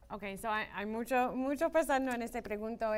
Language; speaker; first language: Spanish; non-native, fluent; English